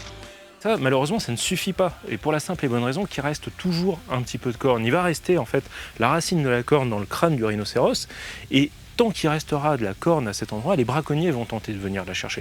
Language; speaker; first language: French; native; French